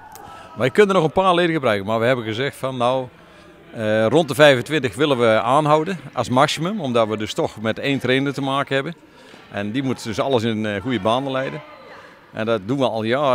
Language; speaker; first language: Dutch; native; Dutch